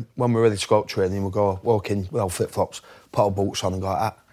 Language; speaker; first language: English; native; English